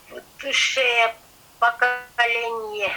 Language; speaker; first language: Russian; non-native, local second language; Kyrgyz